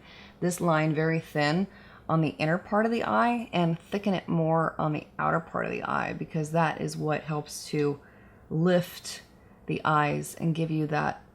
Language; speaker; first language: English; native; English